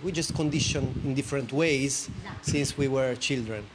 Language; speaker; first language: English; non-native, fluent; Italian